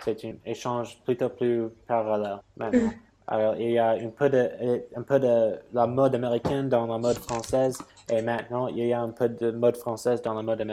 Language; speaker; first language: French; non-native, fluent; English